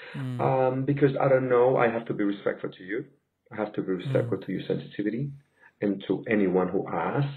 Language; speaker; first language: English; native; English